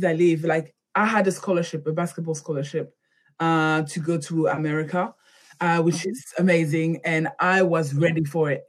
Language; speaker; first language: English; non-native, fluent; French